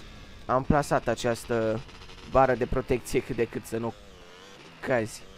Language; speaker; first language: Romanian; native; Romanian